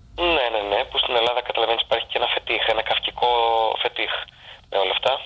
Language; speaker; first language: Greek; native; Greek